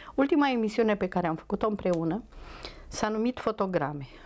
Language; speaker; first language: Romanian; native; Romanian